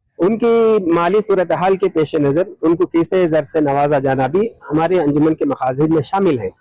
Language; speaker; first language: Urdu; native; Urdu